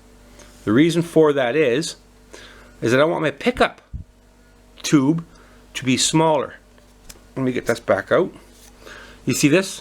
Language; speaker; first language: English; native; English